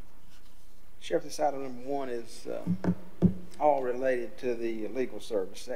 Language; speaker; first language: English; native; English